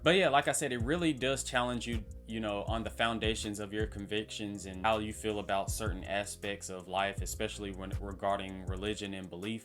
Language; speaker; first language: English; native; English